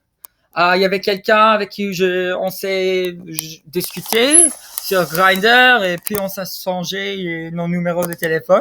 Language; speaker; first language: French; non-native, fluent; English